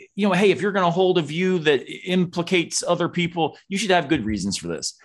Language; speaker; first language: English; native; English